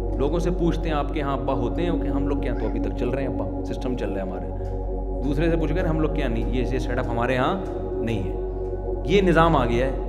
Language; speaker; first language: Urdu; native; Urdu